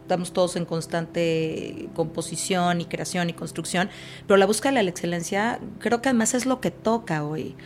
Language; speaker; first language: Spanish; native; Spanish